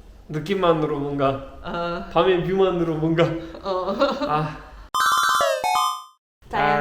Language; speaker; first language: Korean; native; Korean